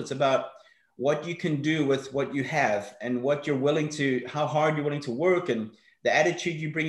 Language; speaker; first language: English; native; English